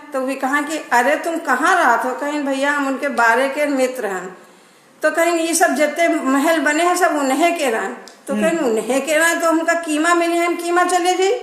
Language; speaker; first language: Hindi; native; Hindi